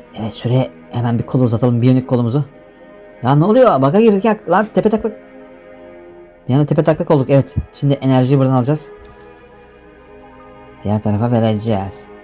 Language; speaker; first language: Turkish; native; Turkish